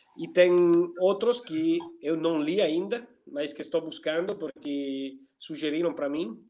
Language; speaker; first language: Portuguese; non-native, fluent; Italian